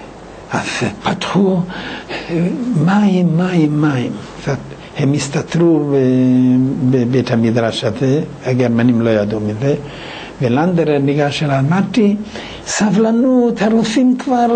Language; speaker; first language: Hebrew; non-native, fluent; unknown